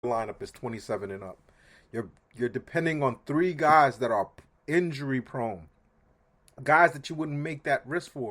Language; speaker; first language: English; native; English